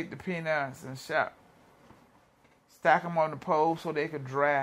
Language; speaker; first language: English; native; English